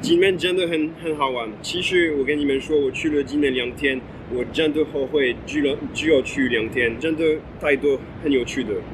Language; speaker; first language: Chinese; non-native, fluent; French